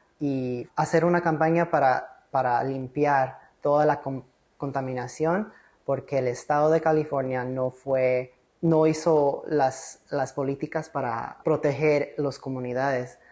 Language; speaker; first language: Spanish; early bilingual, heritage; English